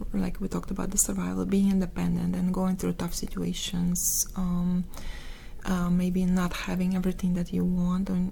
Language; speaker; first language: English; non-native, fluent; Russian